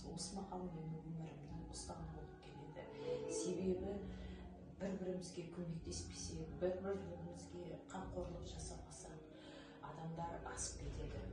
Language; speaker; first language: Kazakh; non-native, local second language; Ukrainian